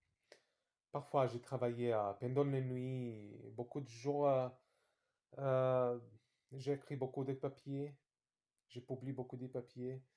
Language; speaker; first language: French; non-native, fluent; Serbian